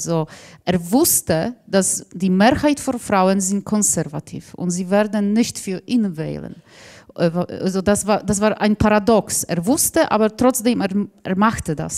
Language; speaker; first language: German; non-native, fluent; Polish